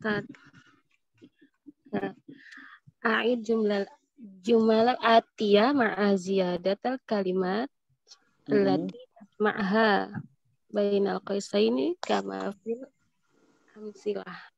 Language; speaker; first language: Arabic; non-native, learner; Indonesian